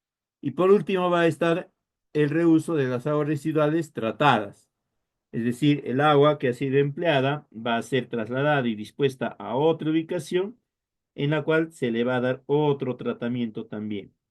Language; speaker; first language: Spanish; native; Spanish